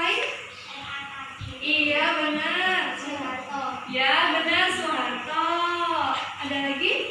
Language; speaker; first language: Indonesian; native; Indonesian